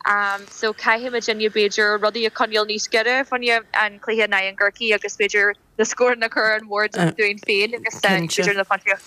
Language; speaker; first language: Irish; native; Irish